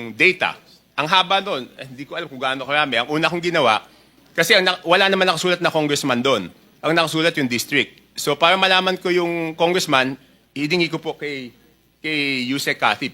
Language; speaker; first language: Filipino; native; Filipino